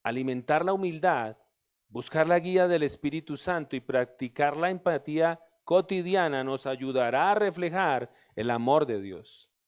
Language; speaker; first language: Spanish; native; Spanish